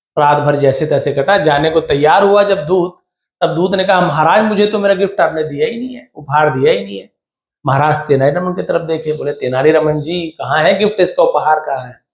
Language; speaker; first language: Hindi; native; Hindi